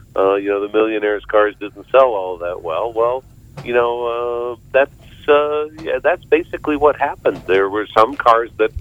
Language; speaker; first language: English; native; English